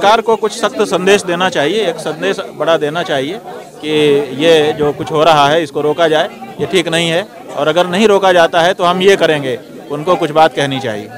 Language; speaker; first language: Hindi; native; Hindi